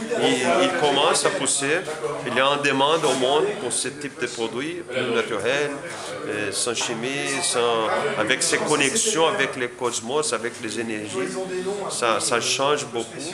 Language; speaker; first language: French; non-native, learner; Portuguese